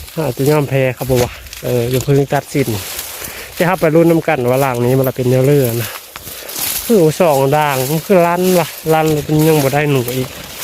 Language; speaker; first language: Thai; native; Thai